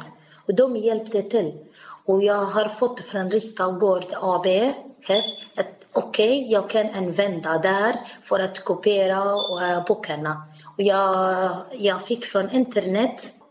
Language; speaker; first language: Swedish; non-native, learner; Arabic